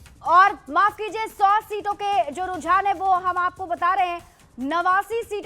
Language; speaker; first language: Hindi; native; Hindi